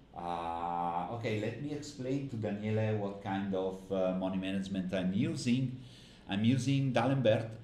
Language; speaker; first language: English; non-native, fluent; Italian